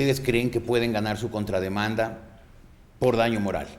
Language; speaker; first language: Spanish; native; Spanish